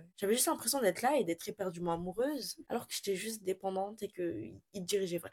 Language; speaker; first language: French; non-native, local second language; Malagasy